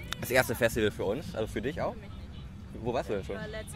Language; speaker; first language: German; native; German